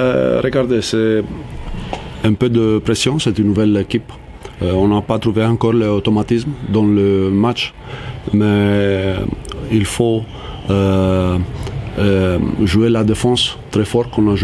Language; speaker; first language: French; non-native, fluent; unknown